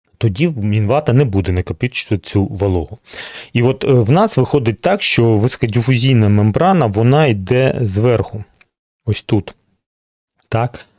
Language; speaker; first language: Ukrainian; non-native, local second language; Russian